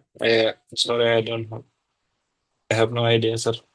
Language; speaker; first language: English; non-native, learner; Indonesian